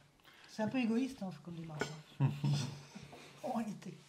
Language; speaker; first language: French; native; French